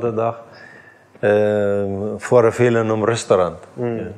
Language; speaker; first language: German; non-native, learner; Plautdietsch